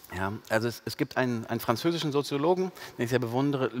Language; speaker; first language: German; native; German